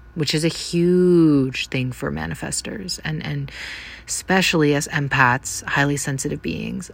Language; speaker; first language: English; native; English